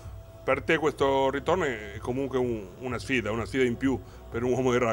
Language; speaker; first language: Italian; native; Italian